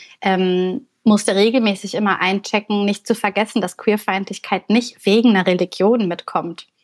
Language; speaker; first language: German; early bilingual, other home language; Bulgarian